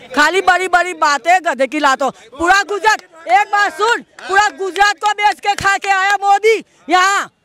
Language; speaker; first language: Hindi; non-native, local second language; Gujarati